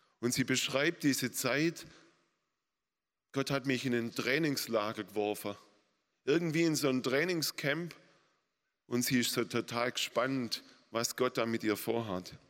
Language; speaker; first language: German; native; German